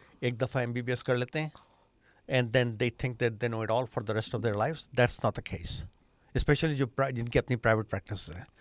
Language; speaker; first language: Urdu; native; Urdu